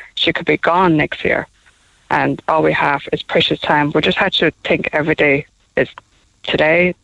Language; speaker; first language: English; non-native, fluent; Chinese